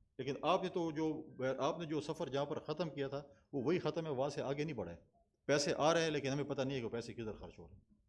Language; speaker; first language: Urdu; non-native, local second language; Pashto